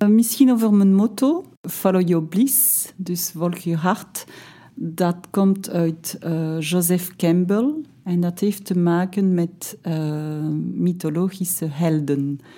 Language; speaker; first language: Dutch; non-native, local second language; French